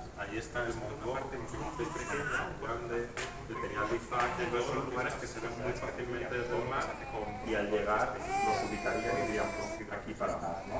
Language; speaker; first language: Spanish; native; Spanish